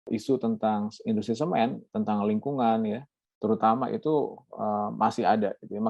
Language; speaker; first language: Indonesian; native; Indonesian